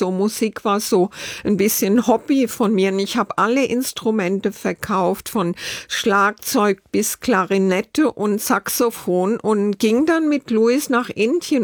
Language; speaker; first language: German; native; German